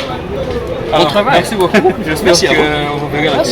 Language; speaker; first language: French; non-native, local second language; Swahili